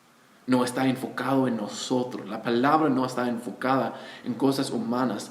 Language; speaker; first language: Spanish; non-native, fluent; English